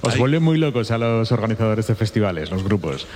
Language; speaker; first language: Spanish; native; Spanish